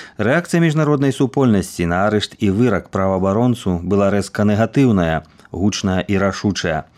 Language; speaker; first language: Belarusian; native; Belarusian